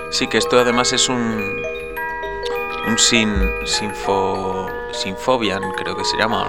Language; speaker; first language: Spanish; native; Spanish